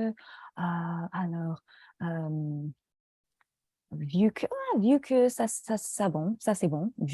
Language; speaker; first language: French; non-native, fluent; English